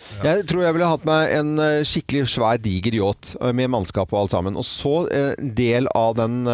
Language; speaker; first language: Norwegian; native; Norwegian